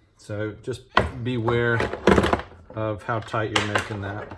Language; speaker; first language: English; native; English